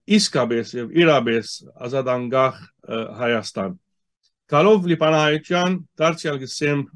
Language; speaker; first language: Armenian; early bilingual, heritage; Armenian